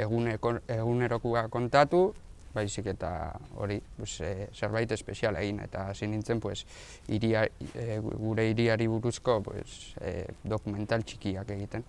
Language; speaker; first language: Basque; non-native, local second language; Spanish